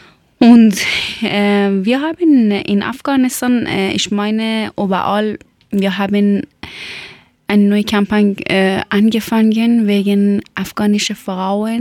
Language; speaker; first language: German; non-native, learner; Persian